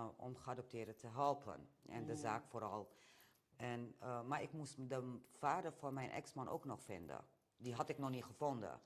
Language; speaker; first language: Dutch; early bilingual, other home language; Romany